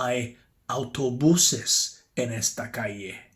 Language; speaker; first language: Spanish; non-native, fluent; English